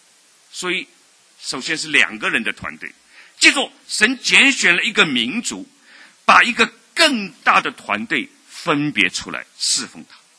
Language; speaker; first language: Chinese; native; Chinese